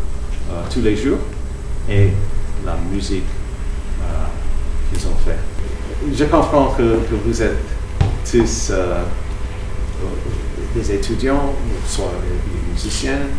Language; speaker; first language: French; non-native, fluent; English